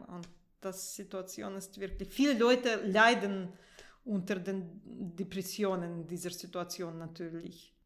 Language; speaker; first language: German; non-native, fluent; Russian